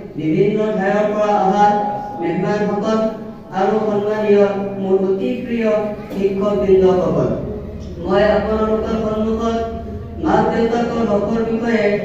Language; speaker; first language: Assamese; non-native, local second language; Bangla